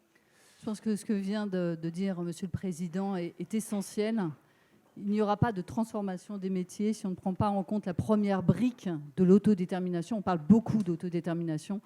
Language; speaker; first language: French; native; French